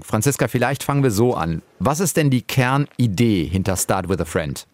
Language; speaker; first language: German; native; German